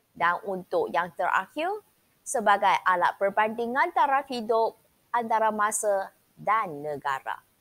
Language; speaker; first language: Malay; non-native, local second language; Chinese